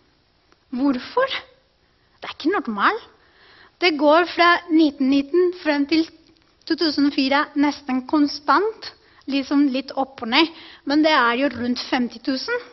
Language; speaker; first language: Norwegian; non-native, fluent; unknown